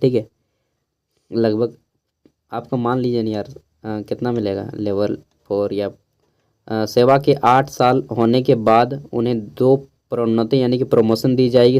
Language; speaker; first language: Hindi; native; Hindi